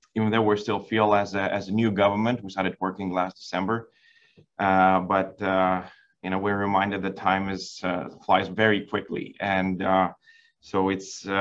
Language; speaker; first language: English; non-native, fluent; Lithuanian